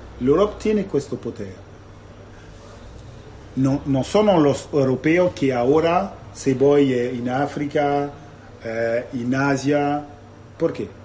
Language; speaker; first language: Spanish; non-native, learner; Italian